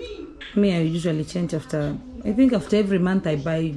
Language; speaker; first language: English; non-native, local second language; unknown